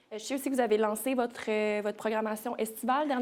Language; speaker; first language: French; native; French